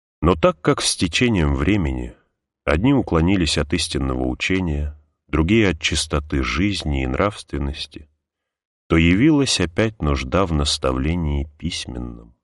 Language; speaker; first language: Russian; native; Russian